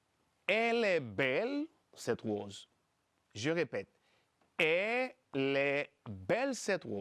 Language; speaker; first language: French; non-native, fluent; Spanish